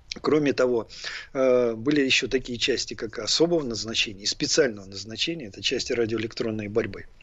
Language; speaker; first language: Russian; native; Russian